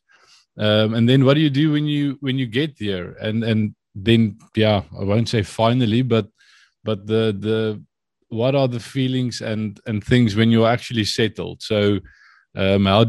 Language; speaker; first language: English; non-native, local second language; Afrikaans